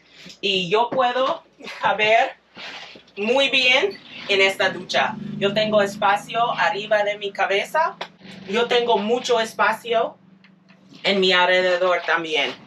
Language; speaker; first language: Spanish; non-native, fluent; English